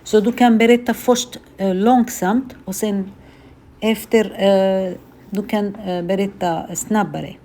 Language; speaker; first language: Swedish; non-native, fluent; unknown